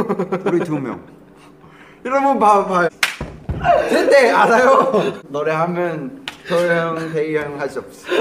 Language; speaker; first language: Korean; non-native, learner; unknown